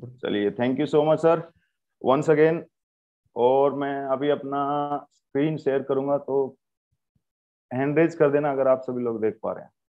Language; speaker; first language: Hindi; native; Hindi